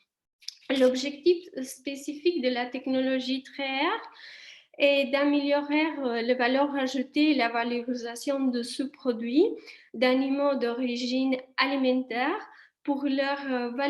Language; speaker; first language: French; non-native, fluent; Italian